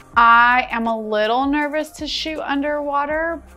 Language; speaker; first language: English; native; English